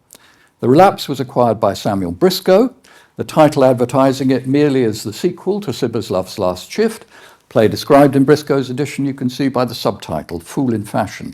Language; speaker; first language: English; native; English